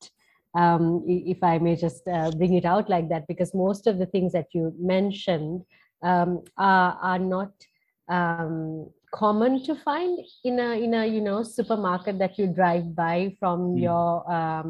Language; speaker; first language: English; non-native, local second language; Sinhala